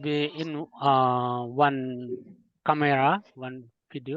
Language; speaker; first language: English; non-native, learner; Indonesian